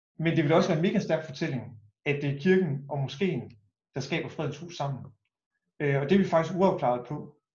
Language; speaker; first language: Danish; native; Danish